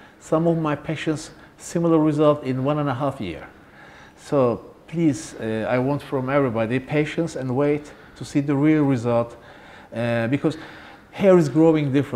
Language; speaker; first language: English; non-native, learner; Turkish